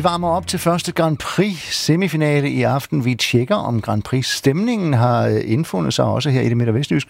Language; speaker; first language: Danish; native; Danish